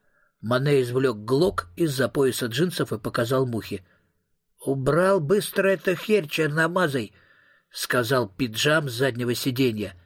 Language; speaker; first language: Russian; native; Russian